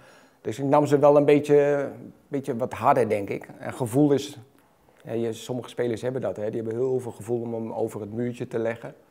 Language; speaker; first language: Dutch; native; Dutch